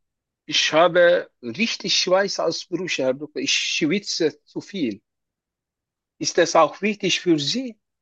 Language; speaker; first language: German; non-native, learner; Turkish